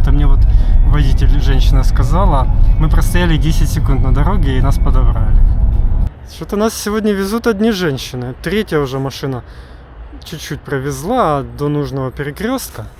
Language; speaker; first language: Russian; native; Russian